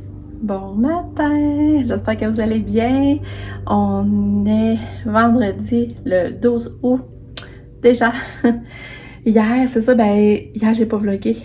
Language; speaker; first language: French; native; French